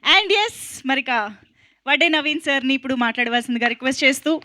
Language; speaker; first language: Telugu; native; Telugu